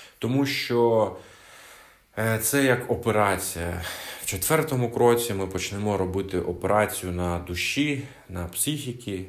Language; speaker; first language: Ukrainian; non-native, local second language; Russian